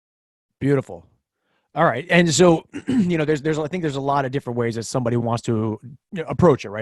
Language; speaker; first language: English; native; English